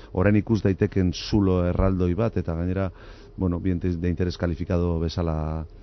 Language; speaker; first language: Basque; non-native, local second language; Spanish